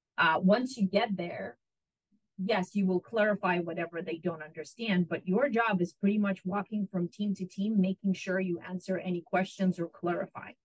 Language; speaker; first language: English; non-native, fluent; Russian